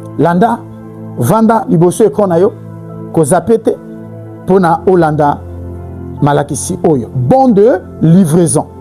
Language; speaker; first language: Lingala; native; Lingala